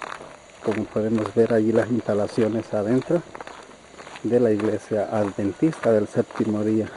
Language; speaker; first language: Spanish; native; Spanish